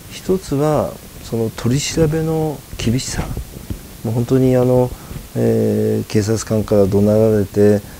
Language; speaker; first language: Japanese; native; Japanese